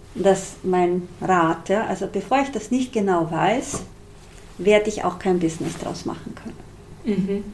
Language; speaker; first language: German; native; German